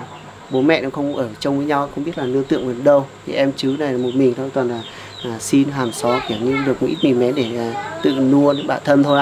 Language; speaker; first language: Vietnamese; native; Vietnamese